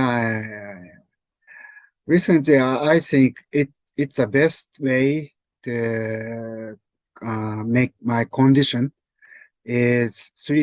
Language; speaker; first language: English; non-native, learner; Japanese